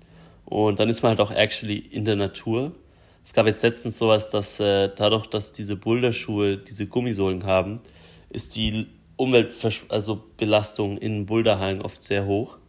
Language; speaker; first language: German; native; German